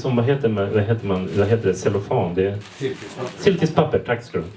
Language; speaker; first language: Swedish; native; Swedish